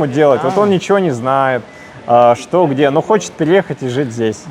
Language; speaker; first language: Russian; native; Russian